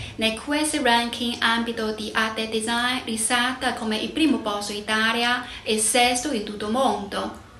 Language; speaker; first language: Italian; non-native, fluent; Chinese